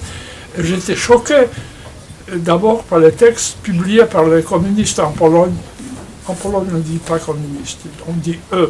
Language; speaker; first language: French; non-native, fluent; Polish